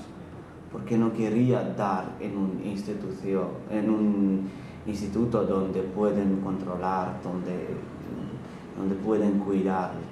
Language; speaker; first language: Spanish; non-native, fluent; Hungarian